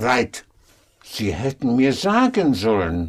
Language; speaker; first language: German; non-native, fluent; English